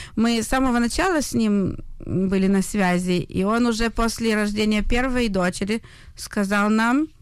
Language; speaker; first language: Russian; native; Russian